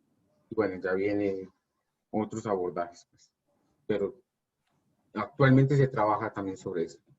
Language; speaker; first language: Spanish; native; Spanish